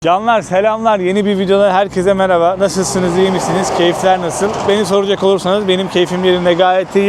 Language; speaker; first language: Turkish; native; Turkish